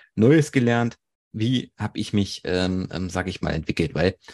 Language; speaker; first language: German; native; German